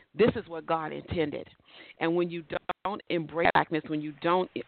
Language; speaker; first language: English; native; English